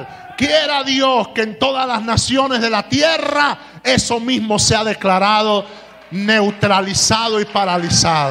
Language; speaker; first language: Spanish; native; Spanish